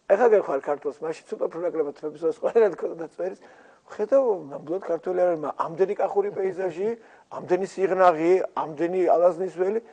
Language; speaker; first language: Georgian; native; Georgian